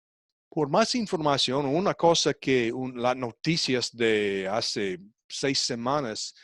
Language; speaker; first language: Spanish; non-native, fluent; English